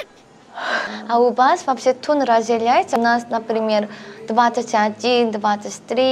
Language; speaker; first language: Russian; non-native, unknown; Korean